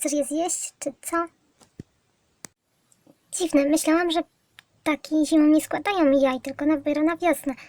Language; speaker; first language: Polish; native; Polish